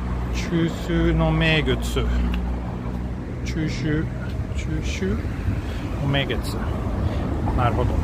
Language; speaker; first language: Japanese; non-native, fluent; Swedish